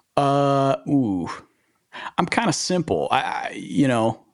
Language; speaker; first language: English; early bilingual, other home language; Italian